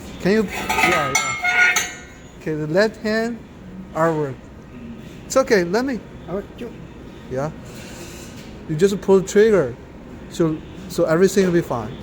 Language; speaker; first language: English; non-native, learner; Chinese